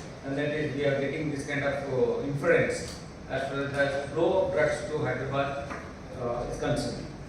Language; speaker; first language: English; non-native, local second language; Telugu